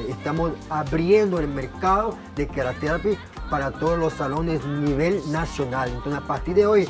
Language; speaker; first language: Spanish; non-native, fluent; Portuguese